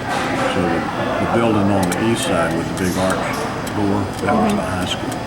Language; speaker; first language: English; native; English